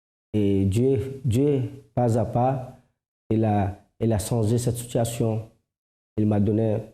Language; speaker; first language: French; non-native, fluent; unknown